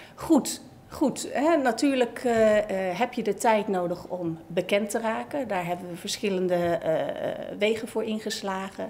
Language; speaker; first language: Dutch; native; Dutch